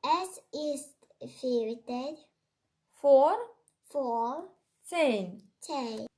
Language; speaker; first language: German; non-native, learner; Ukrainian